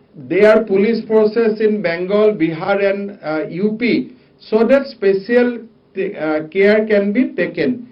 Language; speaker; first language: English; non-native, local second language; Assamese